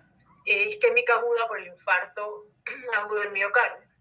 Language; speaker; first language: Spanish; native; Spanish